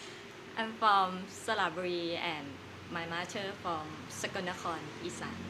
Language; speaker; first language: English; non-native, learner; Thai